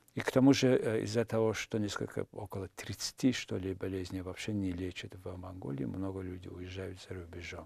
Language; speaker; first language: Russian; non-native, fluent; Mongolian